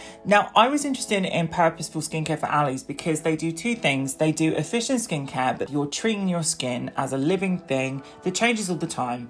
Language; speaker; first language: English; native; English